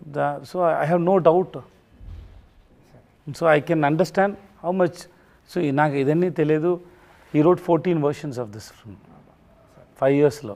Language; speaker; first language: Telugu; non-native, learner; Tamil